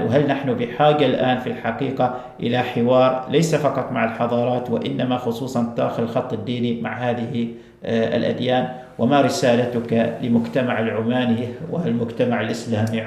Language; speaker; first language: Arabic; native; Arabic